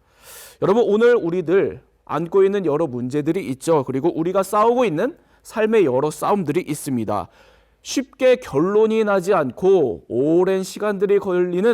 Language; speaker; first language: Korean; native; Korean